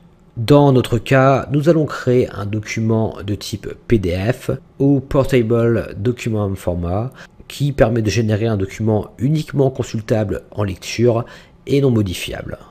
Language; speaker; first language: French; native; French